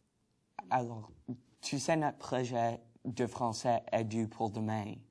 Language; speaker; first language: French; non-native, learner; English